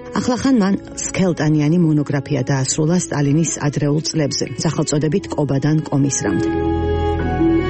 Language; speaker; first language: Georgian; native; Georgian